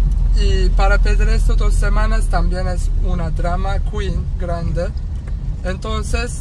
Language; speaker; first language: Spanish; non-native, fluent; Turkish